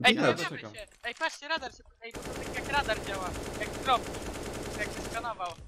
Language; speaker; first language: Polish; native; Polish